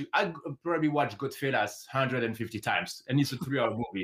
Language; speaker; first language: English; non-native, fluent; French